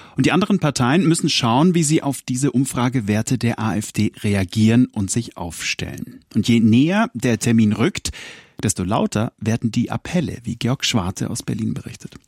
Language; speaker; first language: German; native; German